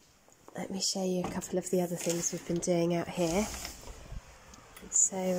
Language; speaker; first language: English; native; English